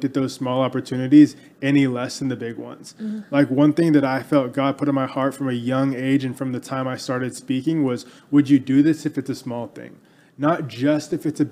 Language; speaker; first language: English; native; English